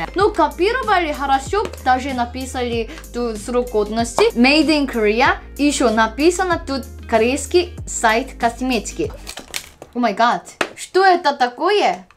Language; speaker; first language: Russian; non-native, learner; Korean